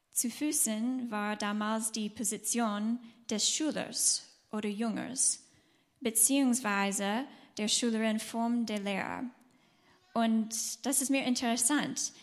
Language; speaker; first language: German; non-native, fluent; English